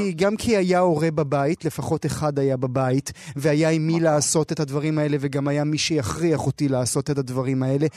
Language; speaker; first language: Hebrew; native; Hebrew